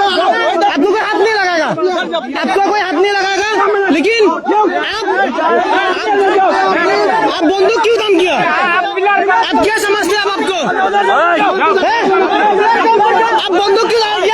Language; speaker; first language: Hindi; non-native, learner; Bangla